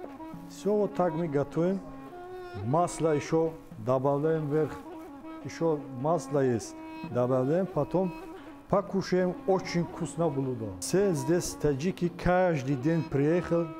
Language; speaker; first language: Russian; non-native, learner; Tajik